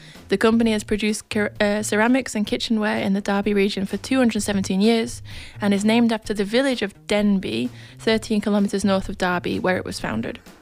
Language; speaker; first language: English; native; English